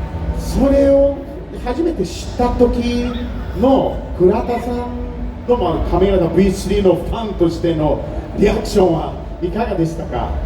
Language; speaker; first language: Japanese; non-native, fluent; Portuguese